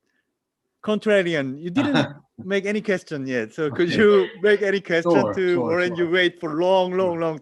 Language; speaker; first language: English; non-native, learner; Korean